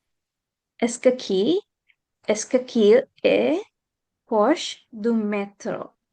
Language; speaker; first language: French; non-native, learner; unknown